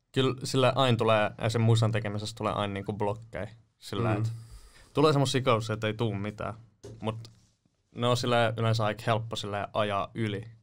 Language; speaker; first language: Finnish; native; Finnish